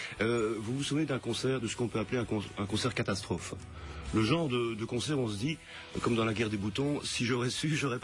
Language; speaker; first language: French; native; French